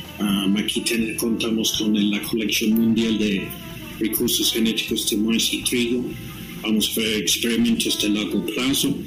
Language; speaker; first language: Spanish; non-native, fluent; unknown